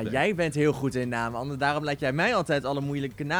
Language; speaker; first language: Dutch; native; Dutch